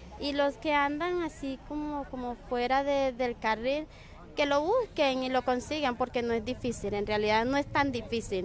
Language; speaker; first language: Spanish; native; Spanish